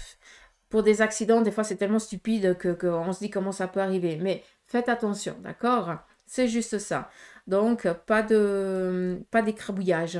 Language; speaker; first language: French; native; French